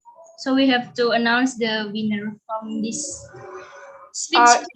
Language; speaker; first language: English; non-native, learner; Indonesian